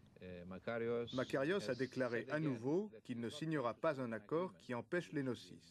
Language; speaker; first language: French; non-native, fluent; Turkish